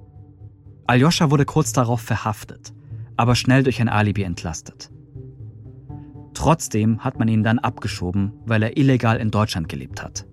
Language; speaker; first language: German; native; German